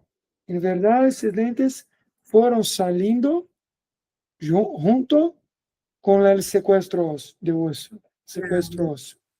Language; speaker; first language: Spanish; non-native, fluent; Portuguese